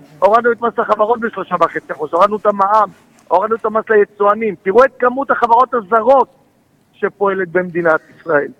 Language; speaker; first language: Hebrew; native; Hebrew